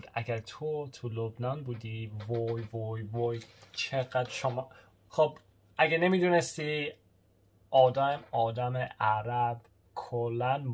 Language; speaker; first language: Persian; early bilingual, heritage; Persian